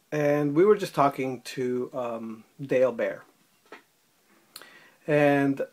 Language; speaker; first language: English; native; English